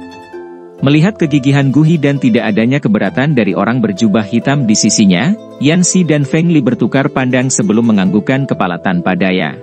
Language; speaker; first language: Indonesian; native; Indonesian